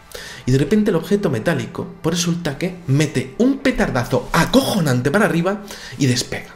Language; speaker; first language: Spanish; native; Spanish